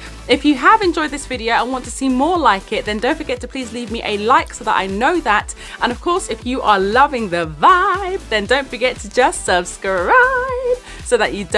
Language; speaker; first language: English; native; English